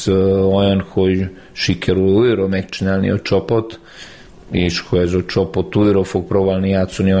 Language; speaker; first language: Hungarian; non-native, fluent; Serbian